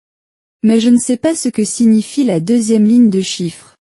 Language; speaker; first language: French; non-native, learner; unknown